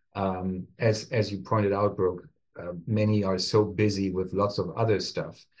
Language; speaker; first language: English; non-native, fluent; German